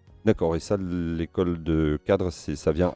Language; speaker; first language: French; native; French